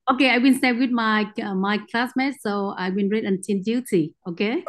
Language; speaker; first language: English; non-native, learner; Vietnamese